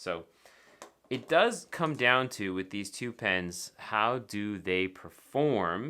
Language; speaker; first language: English; native; English